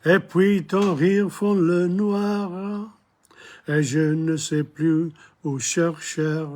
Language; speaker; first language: French; non-native, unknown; English